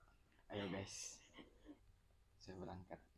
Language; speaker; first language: Indonesian; native; Indonesian